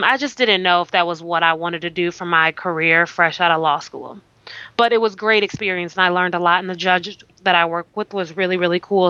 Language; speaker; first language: English; native; English